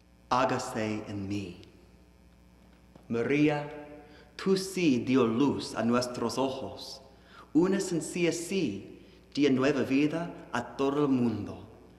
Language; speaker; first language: Spanish; non-native, learner; English